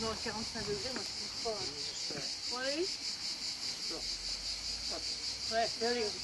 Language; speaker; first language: French; native; French